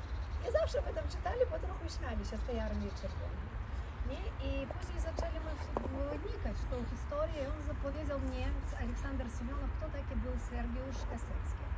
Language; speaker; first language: Polish; early bilingual, heritage; Polish